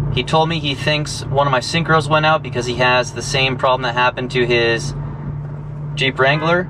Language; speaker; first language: English; native; English